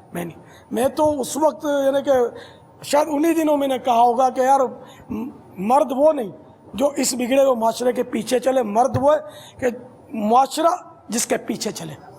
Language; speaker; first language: Urdu; non-native, local second language; Memoni